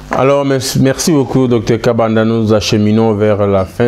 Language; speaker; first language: French; non-native, local second language; Lingala